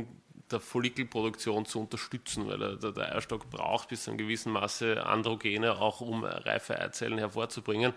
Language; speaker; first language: German; native; German